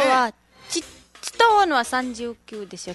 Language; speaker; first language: Japanese; non-native, learner; Nepali